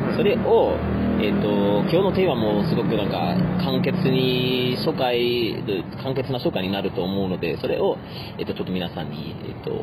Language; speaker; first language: Japanese; non-native, fluent; German